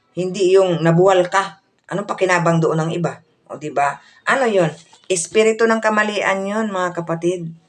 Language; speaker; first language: Filipino; non-native, local second language; Cebuano